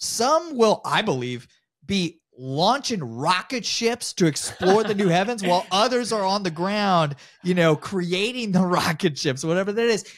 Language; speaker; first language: English; native; English